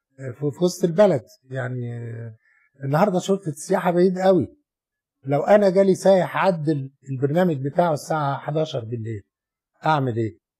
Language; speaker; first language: Arabic; native; Arabic